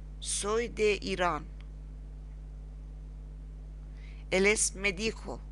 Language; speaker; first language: Spanish; non-native, learner; Persian